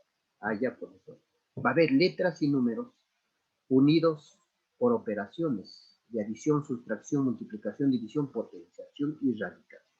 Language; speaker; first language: Spanish; native; Spanish